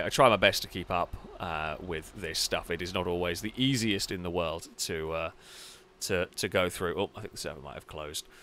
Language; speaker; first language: English; native; English